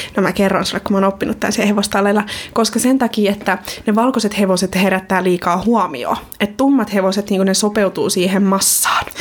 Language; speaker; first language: Finnish; native; Finnish